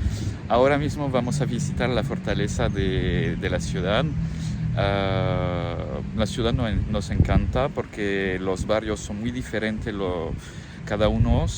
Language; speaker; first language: Spanish; non-native, fluent; French